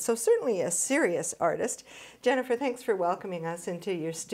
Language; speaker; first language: English; native; English